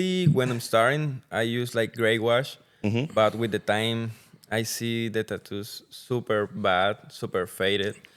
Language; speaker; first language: English; non-native, learner; Spanish